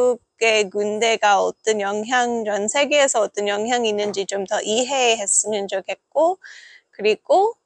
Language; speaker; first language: Korean; non-native, fluent; English